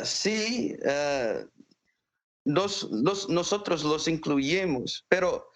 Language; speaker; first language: Spanish; non-native, fluent; English